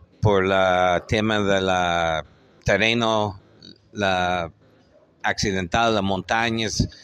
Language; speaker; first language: Spanish; non-native, fluent; English